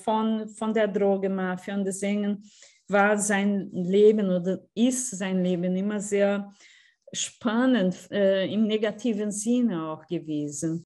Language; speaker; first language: German; non-native, fluent; Portuguese